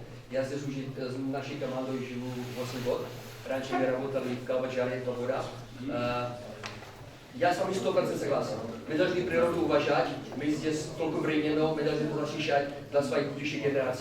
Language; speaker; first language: Russian; non-native, learner; Czech